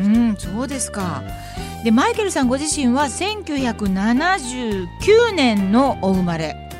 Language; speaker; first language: Japanese; native; Japanese